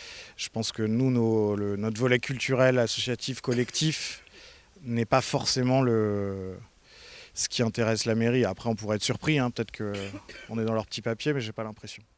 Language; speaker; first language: French; native; French